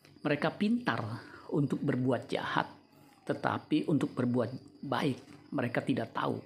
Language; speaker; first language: Indonesian; native; Indonesian